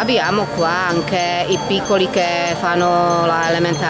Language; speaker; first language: Italian; non-native, fluent; Czech